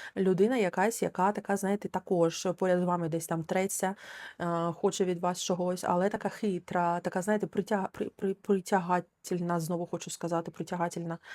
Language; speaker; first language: Ukrainian; non-native, local second language; Russian